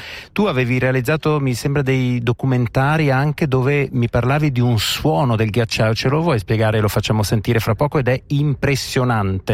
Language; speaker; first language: Italian; native; Italian